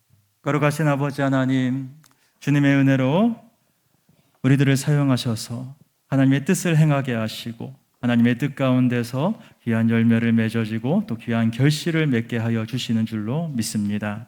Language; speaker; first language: Korean; native; Korean